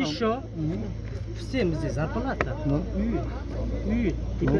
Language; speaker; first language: Russian; non-native, local second language; Uzbek